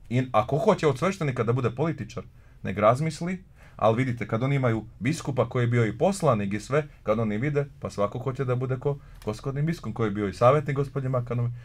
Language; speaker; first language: Croatian; non-native, local second language; Slovak